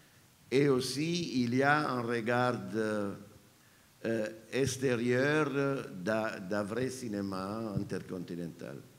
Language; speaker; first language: French; non-native, fluent; Italian